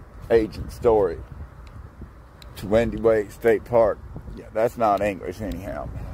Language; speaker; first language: English; native; English